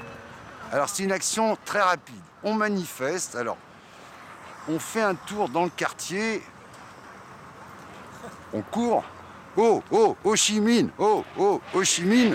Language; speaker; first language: French; native; French